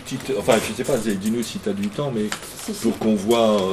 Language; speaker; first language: French; native; French